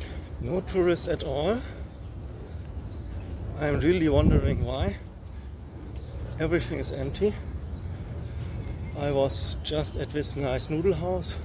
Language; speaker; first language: English; non-native, fluent; German